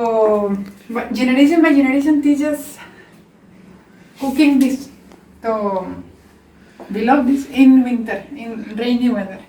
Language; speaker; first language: English; non-native, learner; Spanish